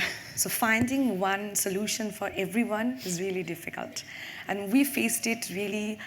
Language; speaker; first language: English; non-native, local second language; Bangla